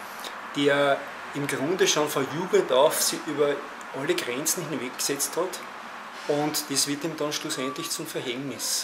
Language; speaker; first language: German; native; German